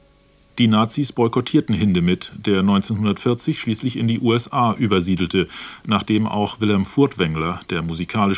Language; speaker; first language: German; native; German